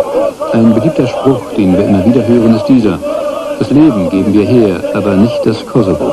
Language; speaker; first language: German; native; German